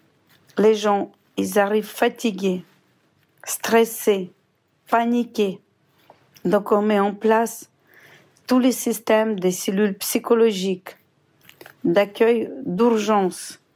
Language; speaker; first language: French; non-native, fluent; Ukrainian